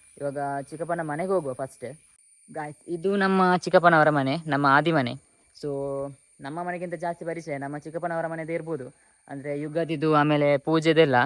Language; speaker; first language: Kannada; non-native, local second language; Tulu